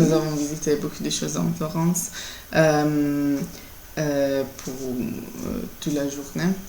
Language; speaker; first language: French; non-native, learner; Italian